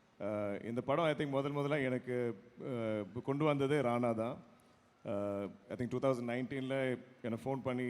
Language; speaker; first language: Tamil; non-native, local second language; Malayalam